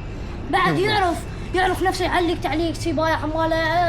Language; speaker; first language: Arabic; native; Arabic